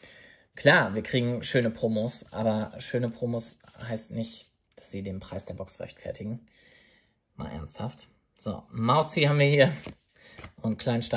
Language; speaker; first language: German; native; German